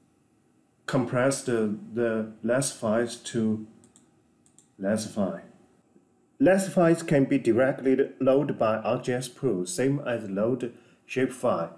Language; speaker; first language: English; non-native, fluent; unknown